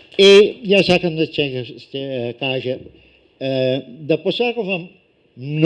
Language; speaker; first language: Macedonian; non-native, learner; Dutch